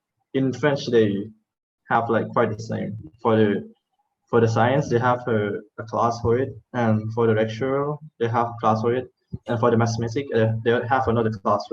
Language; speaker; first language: English; non-native, fluent; Thai